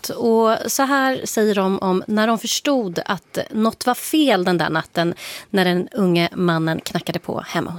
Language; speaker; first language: Swedish; native; Swedish